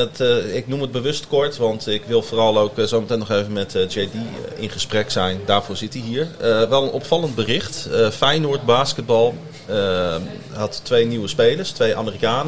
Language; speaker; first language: Dutch; native; Dutch